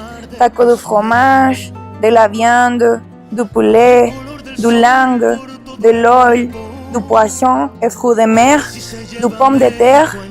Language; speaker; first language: French; non-native, learner; Spanish